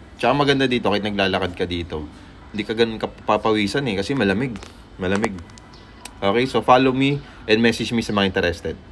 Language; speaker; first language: Filipino; native; Filipino